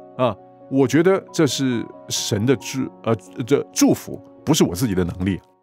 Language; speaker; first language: Chinese; non-native, local second language; Cantonese